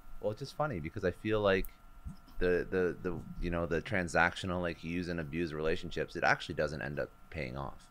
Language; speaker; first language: English; native; English